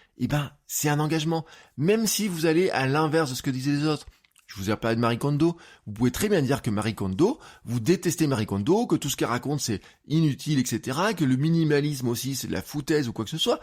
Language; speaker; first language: French; native; French